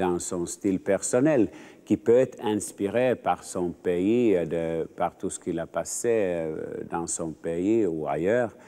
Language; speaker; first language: French; non-native, fluent; Finnish